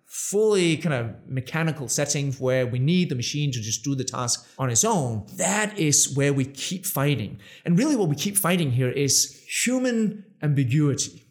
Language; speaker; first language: English; non-native, fluent; Danish